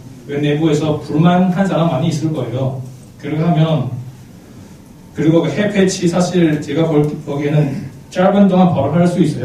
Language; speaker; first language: Korean; non-native, fluent; Chinese